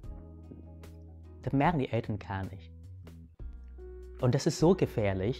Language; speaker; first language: German; early bilingual, other home language; Vietnamese